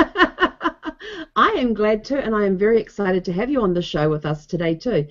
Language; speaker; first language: English; native; English